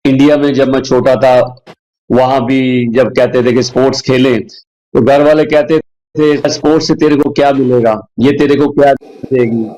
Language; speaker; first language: Hindi; non-native, local second language; Punjabi